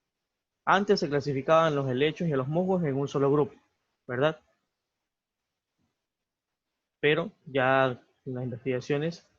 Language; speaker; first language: Spanish; native; Spanish